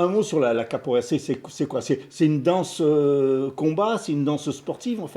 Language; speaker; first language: French; native; French